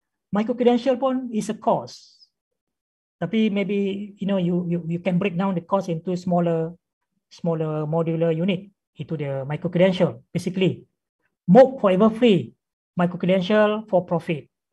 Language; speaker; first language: English; non-native, local second language; Malay